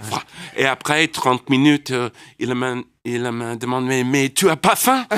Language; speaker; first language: French; non-native, learner; English